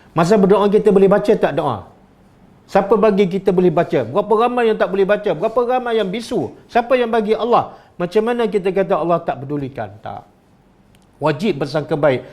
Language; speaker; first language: Malay; native; Malay